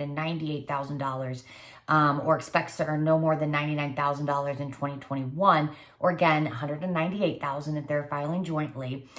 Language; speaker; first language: English; native; English